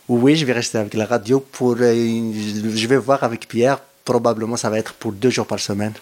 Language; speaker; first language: French; non-native, local second language; Kabyle